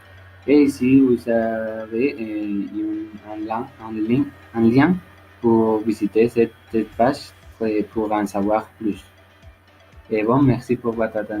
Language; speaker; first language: French; non-native, learner; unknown